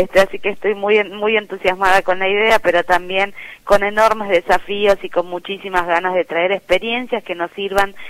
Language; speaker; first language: Spanish; native; Spanish